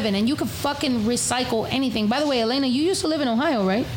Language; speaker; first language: English; early bilingual, other home language; Spanish